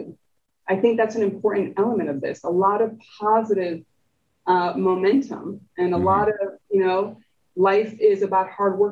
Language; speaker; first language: English; early bilingual, other home language; Spanish